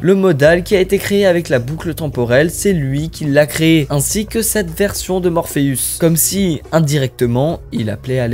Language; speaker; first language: French; native; French